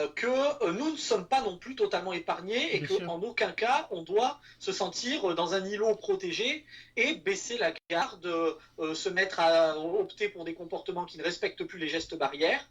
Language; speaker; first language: French; native; French